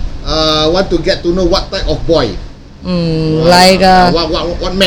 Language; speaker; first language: English; non-native, local second language; Malay